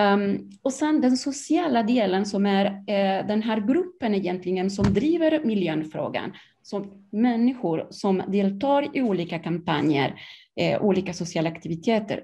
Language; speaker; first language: Swedish; non-native, fluent; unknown